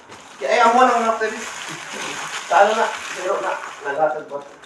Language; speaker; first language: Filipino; non-native, local second language; Hiligaynon